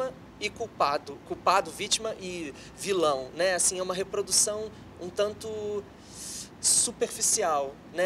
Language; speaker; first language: Portuguese; native; Portuguese